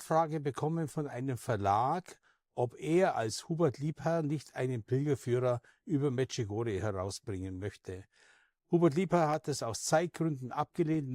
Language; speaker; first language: German; native; German